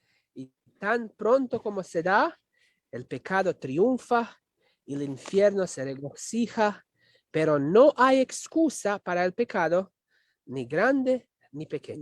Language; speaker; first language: Spanish; non-native, fluent; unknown